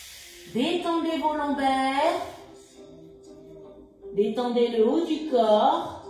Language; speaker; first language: French; native; French